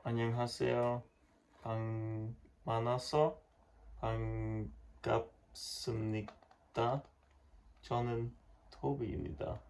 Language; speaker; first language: Korean; non-native, learner; Danish